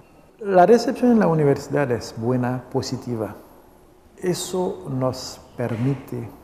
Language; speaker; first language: Spanish; non-native, local second language; Haitian Creole